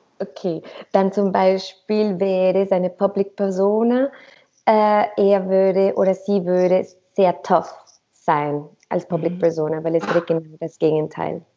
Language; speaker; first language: German; non-native, fluent; Spanish